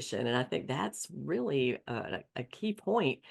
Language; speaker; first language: English; native; English